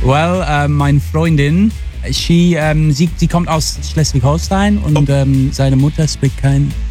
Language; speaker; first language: German; non-native, learner; English